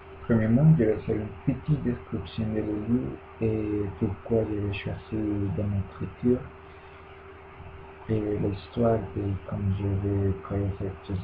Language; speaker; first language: French; non-native, learner; Spanish